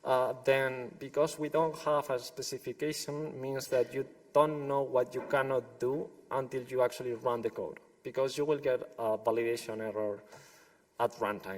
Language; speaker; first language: English; non-native, fluent; Spanish